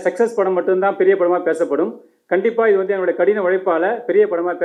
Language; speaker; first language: Tamil; native; Tamil